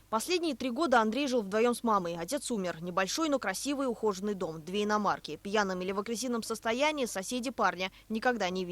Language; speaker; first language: Russian; native; Russian